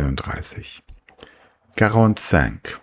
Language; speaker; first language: French; non-native, fluent; German